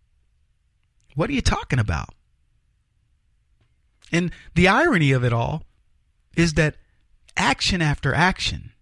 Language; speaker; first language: English; native; English